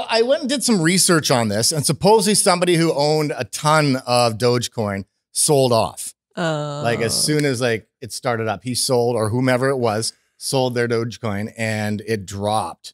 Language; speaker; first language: English; native; English